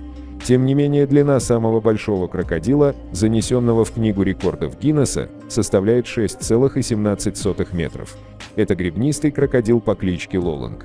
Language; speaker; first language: Russian; native; Russian